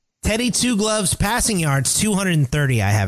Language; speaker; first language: English; native; English